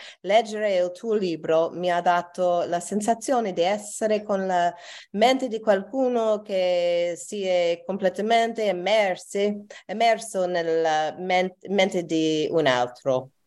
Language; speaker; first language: Italian; non-native, learner; English